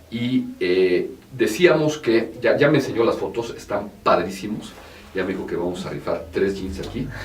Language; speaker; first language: Spanish; native; Spanish